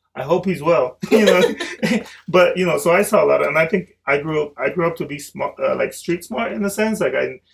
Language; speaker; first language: English; early bilingual, other home language; Spanish